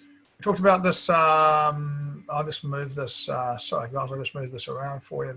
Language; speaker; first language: English; native; English